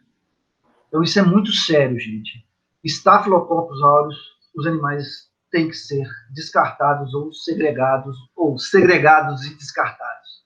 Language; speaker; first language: Portuguese; native; Portuguese